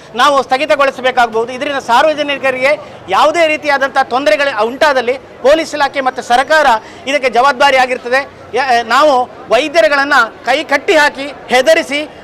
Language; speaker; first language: Kannada; native; Kannada